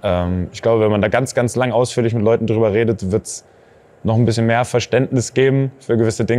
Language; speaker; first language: German; native; German